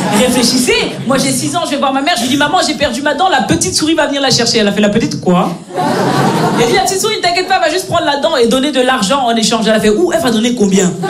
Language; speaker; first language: French; native; French